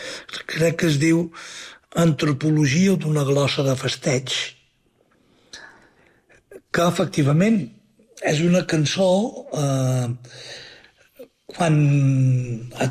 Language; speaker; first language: Catalan; native; Catalan